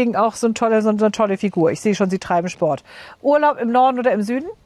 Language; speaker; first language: German; native; German